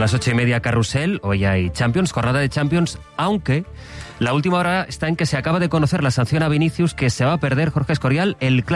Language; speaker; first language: Spanish; native; Spanish